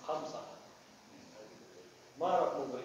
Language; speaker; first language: Arabic; non-native, learner; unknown